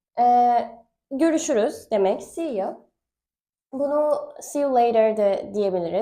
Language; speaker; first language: Turkish; non-native, fluent; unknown